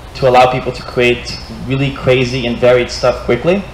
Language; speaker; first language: English; non-native, fluent; Portuguese